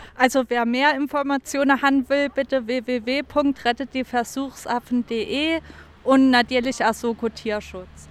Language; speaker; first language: German; native; German